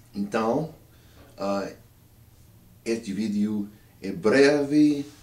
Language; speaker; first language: Portuguese; non-native, learner; English